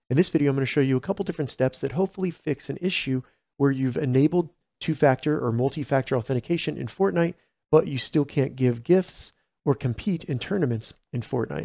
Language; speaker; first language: English; native; English